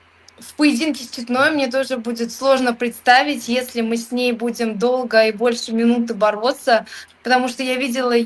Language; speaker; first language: Russian; native; Russian